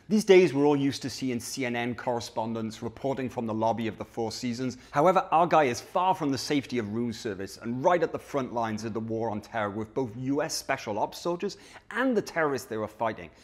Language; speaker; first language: English; native; English